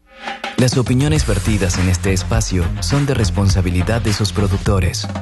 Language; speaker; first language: Spanish; native; Spanish